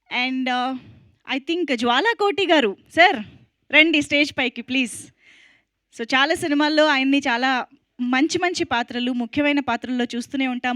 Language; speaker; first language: Telugu; native; Telugu